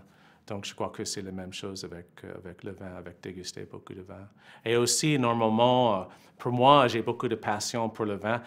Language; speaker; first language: French; non-native, fluent; English